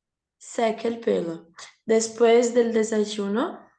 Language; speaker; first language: Spanish; non-native, learner; Portuguese